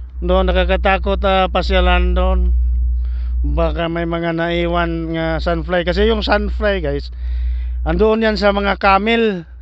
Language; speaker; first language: Filipino; non-native, local second language; Hiligaynon